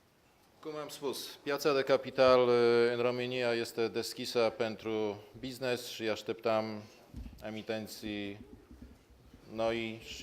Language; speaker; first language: Romanian; non-native, learner; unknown